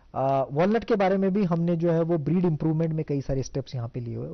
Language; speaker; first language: Hindi; non-native, local second language; Marathi